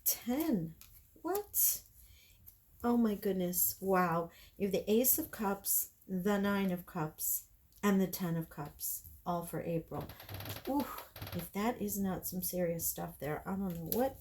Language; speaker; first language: English; native; English